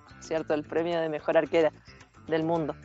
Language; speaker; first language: Spanish; native; Spanish